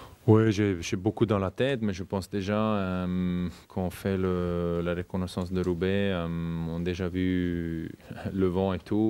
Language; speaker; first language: French; non-native, fluent; German